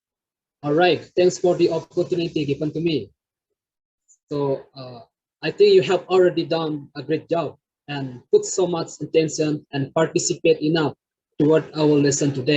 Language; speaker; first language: English; non-native, learner; Indonesian